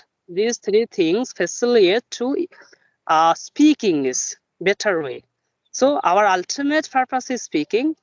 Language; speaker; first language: English; non-native, local second language; Bangla